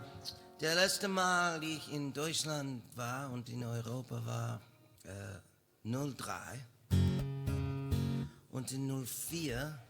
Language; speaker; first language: German; non-native, learner; English